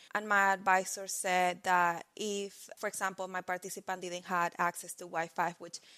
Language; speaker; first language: English; non-native, fluent; Spanish